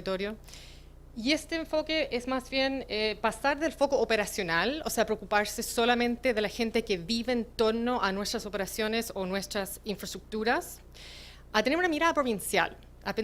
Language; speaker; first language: Spanish; native; Spanish